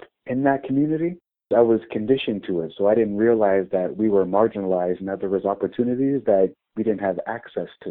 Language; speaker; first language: English; native; English